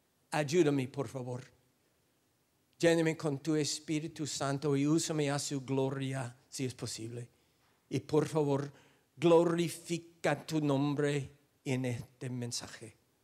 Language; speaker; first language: Spanish; non-native, learner; English